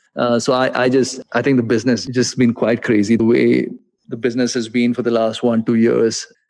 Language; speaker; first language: English; non-native, local second language; Hindi